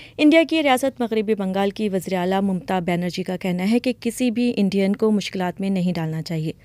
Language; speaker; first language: Urdu; native; Urdu